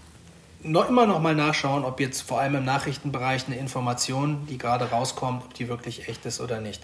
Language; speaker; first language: German; native; German